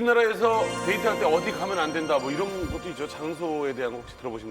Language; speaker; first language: Korean; native; Korean